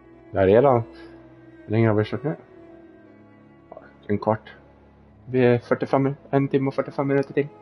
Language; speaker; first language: Swedish; native; Swedish